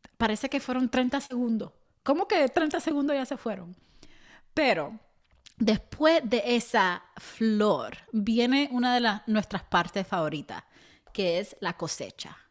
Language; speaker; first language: Spanish; early bilingual, heritage; Spanish